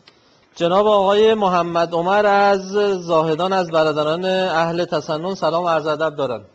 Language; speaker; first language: Persian; native; Persian